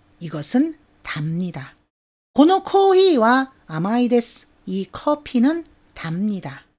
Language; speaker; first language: Korean; native; Korean